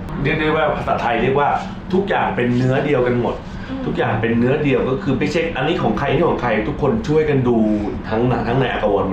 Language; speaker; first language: Thai; native; Thai